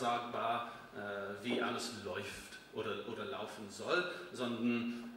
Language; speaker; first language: German; non-native, fluent; English